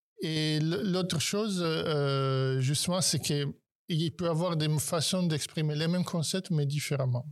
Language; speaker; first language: French; non-native, fluent; Italian